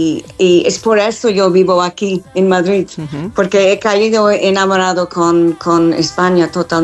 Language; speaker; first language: Spanish; non-native, fluent; English